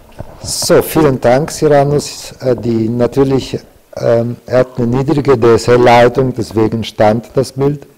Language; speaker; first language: German; non-native, fluent; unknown